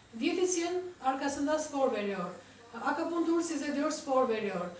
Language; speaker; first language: Turkish; non-native, fluent; Albanian